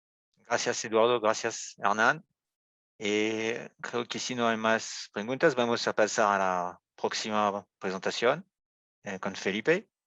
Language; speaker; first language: Spanish; non-native, learner; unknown